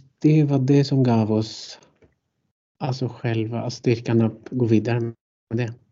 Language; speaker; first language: Swedish; non-native, fluent; Greek